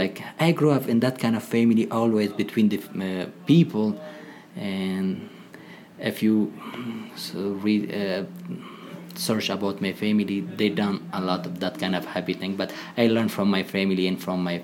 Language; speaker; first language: English; non-native, learner; Persian